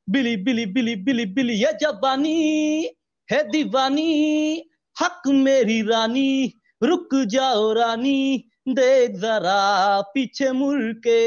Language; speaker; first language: Hindi; non-native, local second language; Assamese